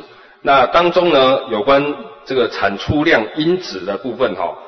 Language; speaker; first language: Chinese; native; Chinese